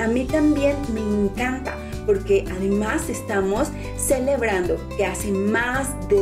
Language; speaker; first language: Spanish; native; Spanish